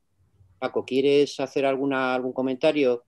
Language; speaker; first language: Spanish; native; Spanish